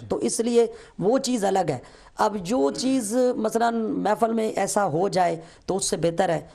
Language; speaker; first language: Urdu; non-native, local second language; Saraiki